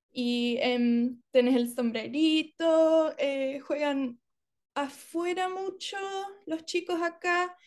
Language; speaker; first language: Spanish; early bilingual, heritage; Spanish